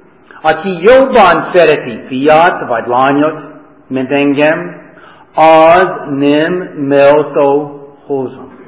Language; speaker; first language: Hungarian; non-native, learner; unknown